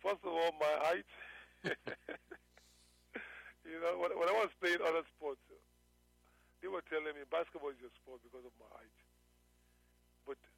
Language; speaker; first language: English; non-native, local second language; Yoruba